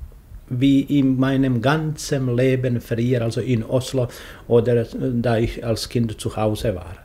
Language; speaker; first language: German; non-native, fluent; Croatian